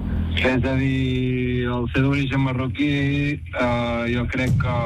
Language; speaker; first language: Catalan; early bilingual, other home language; Arabic